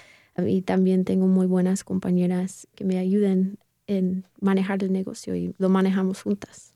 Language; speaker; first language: Spanish; non-native, fluent; English